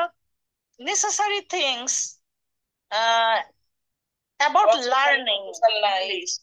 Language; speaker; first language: English; non-native, learner; Bangla